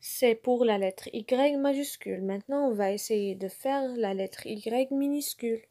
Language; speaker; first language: French; non-native, local second language; Arabic